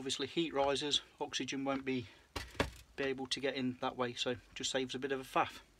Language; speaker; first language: English; native; English